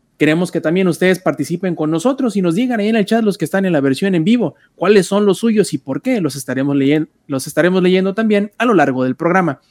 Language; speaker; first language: Spanish; native; Spanish